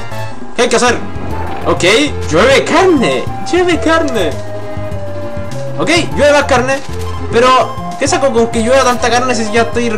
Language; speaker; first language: Spanish; native; Spanish